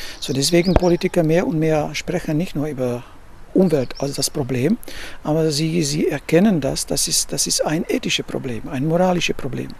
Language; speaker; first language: German; non-native, fluent; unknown